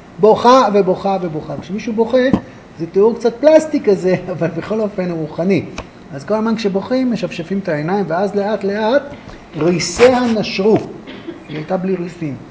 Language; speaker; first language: Hebrew; native; Hebrew